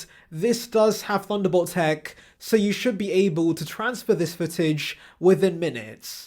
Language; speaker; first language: English; native; English